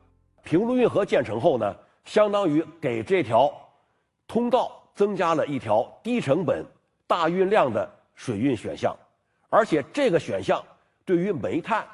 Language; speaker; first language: Chinese; native; Chinese